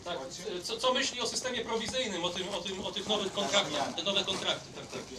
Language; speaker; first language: Polish; native; Polish